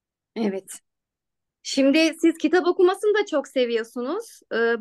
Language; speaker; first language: Turkish; native; Turkish